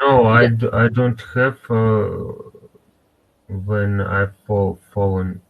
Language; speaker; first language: English; non-native, learner; Russian